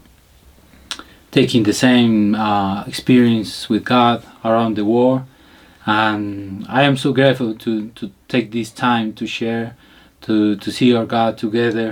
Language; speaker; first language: English; non-native, learner; Spanish